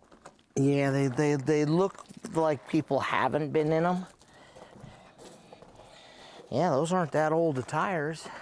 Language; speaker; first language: English; native; English